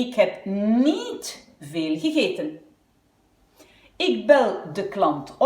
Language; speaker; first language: Dutch; non-native, fluent; French